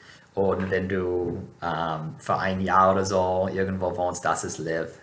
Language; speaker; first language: German; non-native, fluent; English